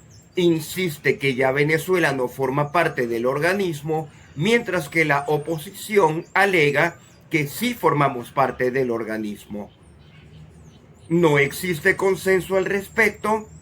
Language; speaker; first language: Spanish; native; Spanish